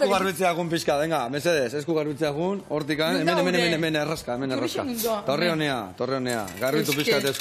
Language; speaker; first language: Basque; native; Basque